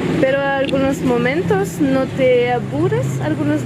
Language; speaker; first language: Spanish; non-native, learner; French